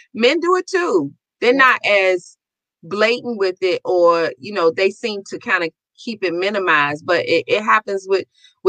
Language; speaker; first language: English; native; English